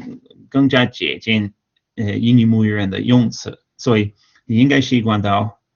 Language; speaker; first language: Chinese; non-native, fluent; English